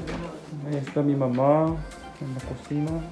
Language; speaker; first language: Spanish; non-native, learner; Korean